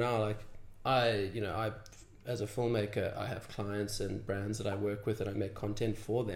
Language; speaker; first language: English; native; English